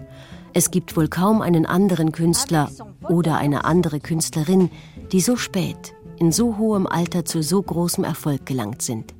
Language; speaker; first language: German; native; German